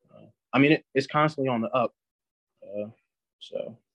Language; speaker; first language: English; native; English